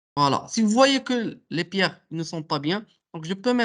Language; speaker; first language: French; non-native, local second language; Arabic